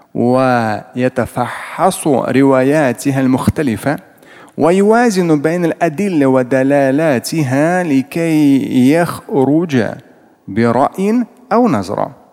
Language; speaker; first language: Arabic; non-native, fluent; Russian